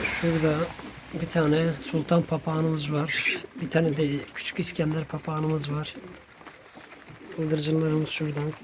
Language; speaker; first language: Turkish; native; Turkish